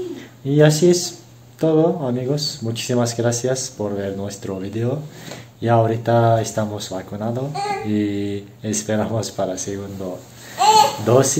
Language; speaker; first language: Spanish; non-native, learner; Turkish